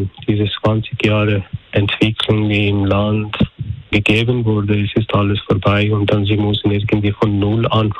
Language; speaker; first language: German; non-native, learner; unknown